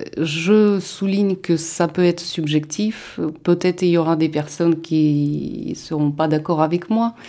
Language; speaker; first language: French; non-native, fluent; Russian